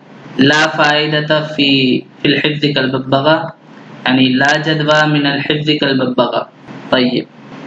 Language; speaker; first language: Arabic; non-native, fluent; Urdu